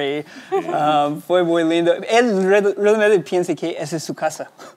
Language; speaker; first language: Spanish; non-native, fluent; English